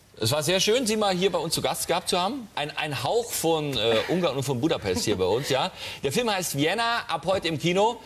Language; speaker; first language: German; native; German